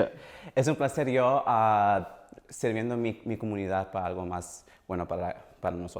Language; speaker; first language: Spanish; early bilingual, heritage; Spanish